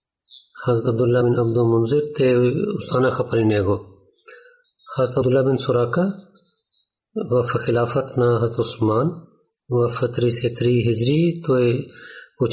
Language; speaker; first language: Bulgarian; non-native, learner; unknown